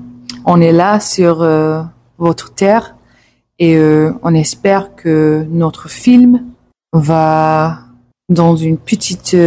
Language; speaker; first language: French; non-native, learner; English